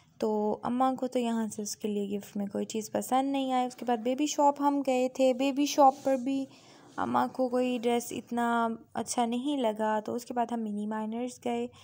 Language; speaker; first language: Urdu; native; Urdu